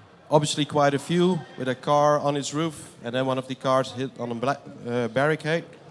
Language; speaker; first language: English; non-native, fluent; Dutch